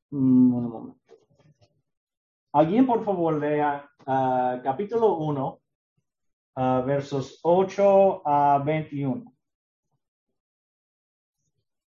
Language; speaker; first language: Spanish; non-native, learner; English